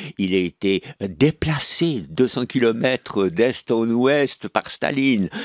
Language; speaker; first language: French; native; French